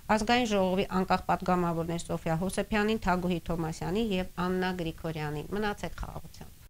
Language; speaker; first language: Armenian; native; Armenian